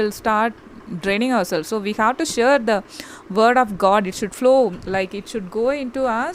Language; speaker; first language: English; non-native, local second language; Tamil